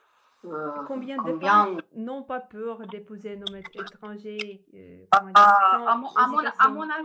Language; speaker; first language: French; non-native, fluent; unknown